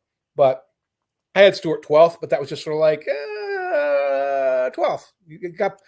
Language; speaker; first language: English; native; English